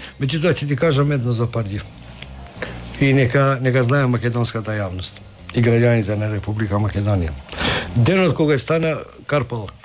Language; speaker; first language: Macedonian; non-native, local second language; Albanian